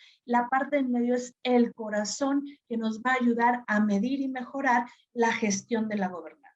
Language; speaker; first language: Spanish; native; Spanish